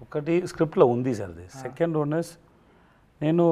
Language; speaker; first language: Telugu; non-native, learner; Tamil